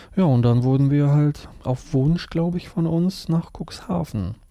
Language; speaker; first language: German; early bilingual, other home language; Russian